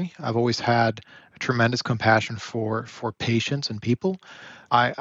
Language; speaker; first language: English; native; English